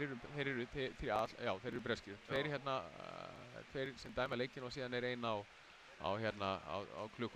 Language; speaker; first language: Icelandic; native; Icelandic